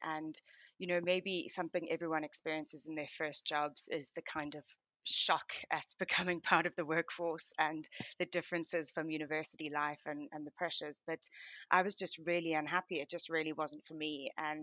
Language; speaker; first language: English; native; English